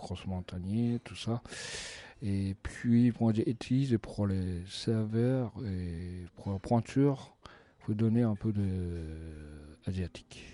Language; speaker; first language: French; non-native, fluent; Japanese